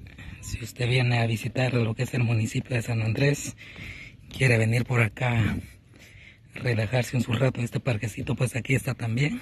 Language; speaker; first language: Spanish; native; Spanish